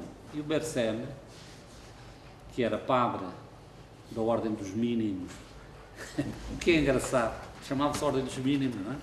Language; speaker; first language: Portuguese; native; Portuguese